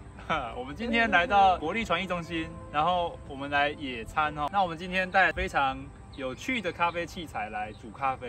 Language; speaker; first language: Chinese; native; Chinese